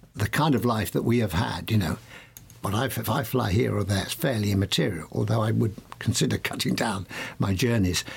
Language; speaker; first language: English; native; English